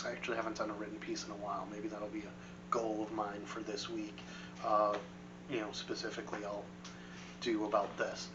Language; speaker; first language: English; native; English